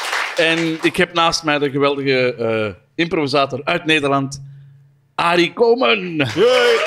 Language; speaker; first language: Dutch; native; Dutch